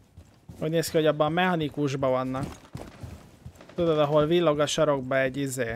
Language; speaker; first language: Hungarian; native; Hungarian